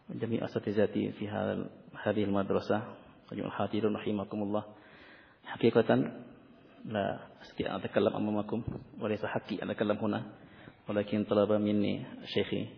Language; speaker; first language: Arabic; non-native, learner; Indonesian